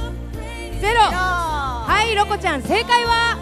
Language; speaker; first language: Japanese; native; Japanese